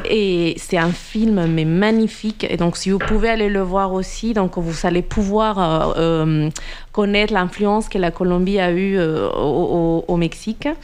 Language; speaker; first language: French; non-native, fluent; Spanish